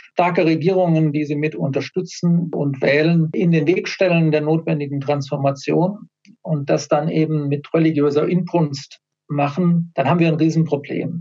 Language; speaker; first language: German; native; German